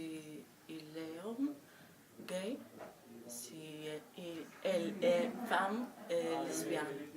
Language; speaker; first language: French; non-native, learner; Spanish